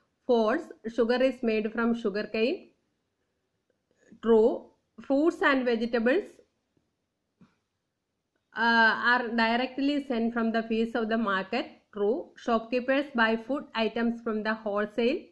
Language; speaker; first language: English; non-native, local second language; Malayalam